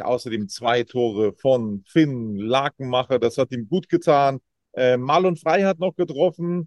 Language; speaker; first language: German; native; German